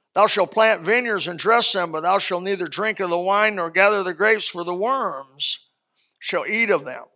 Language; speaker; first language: English; native; English